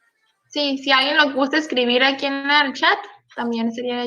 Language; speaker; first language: Spanish; native; Spanish